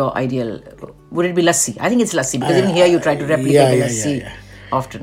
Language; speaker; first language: English; non-native, local second language; Bangla